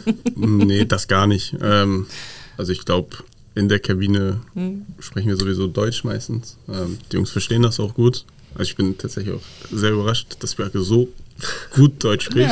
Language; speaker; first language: German; native; German